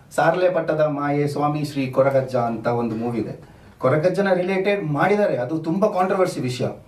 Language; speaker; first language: Kannada; non-native, local second language; Tulu